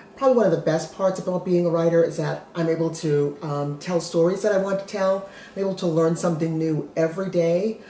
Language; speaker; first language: English; native; English